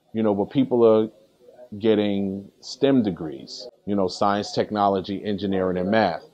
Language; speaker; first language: English; early bilingual, other home language; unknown